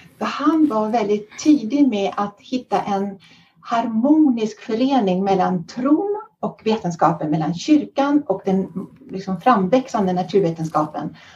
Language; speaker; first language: Swedish; early bilingual, heritage; Swedish